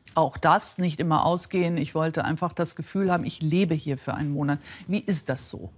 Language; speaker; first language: German; native; German